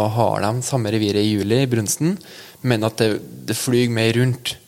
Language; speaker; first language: Norwegian; native; Norwegian